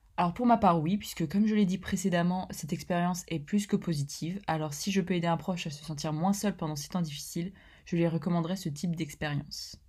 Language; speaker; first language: French; native; French